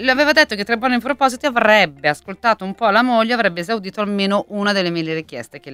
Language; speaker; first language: Italian; native; Italian